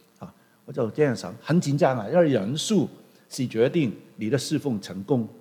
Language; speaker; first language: Chinese; non-native, local second language; Cantonese